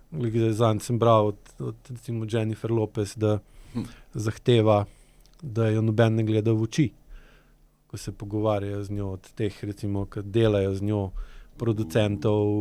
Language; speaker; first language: Slovenian; native; Slovenian